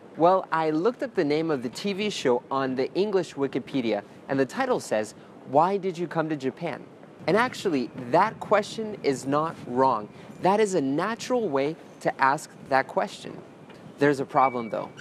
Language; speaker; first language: English; native; English